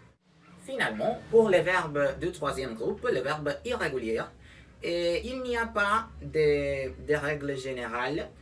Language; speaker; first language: French; non-native, learner; Spanish